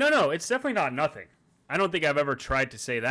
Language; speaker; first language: English; native; English